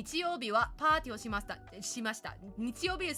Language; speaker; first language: Japanese; non-native, learner; English